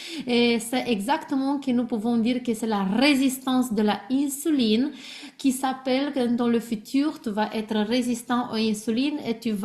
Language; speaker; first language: French; non-native, learner; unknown